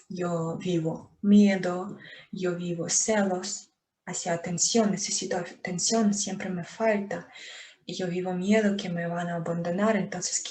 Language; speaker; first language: Spanish; non-native, fluent; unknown